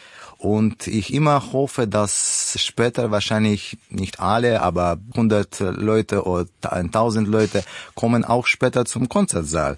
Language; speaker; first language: German; non-native, learner; Russian